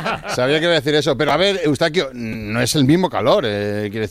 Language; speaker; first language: Spanish; native; Spanish